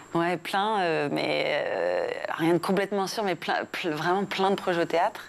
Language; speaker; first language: French; early bilingual, other home language; English